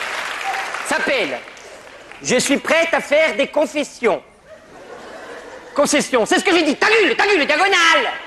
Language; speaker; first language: French; native; French